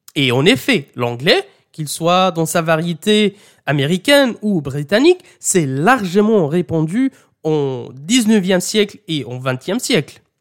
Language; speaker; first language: French; non-native, fluent; Arabic